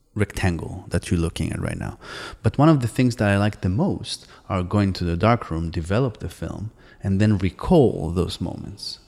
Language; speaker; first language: English; non-native, fluent; Hebrew